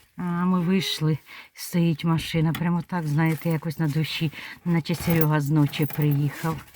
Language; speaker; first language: Ukrainian; native; Ukrainian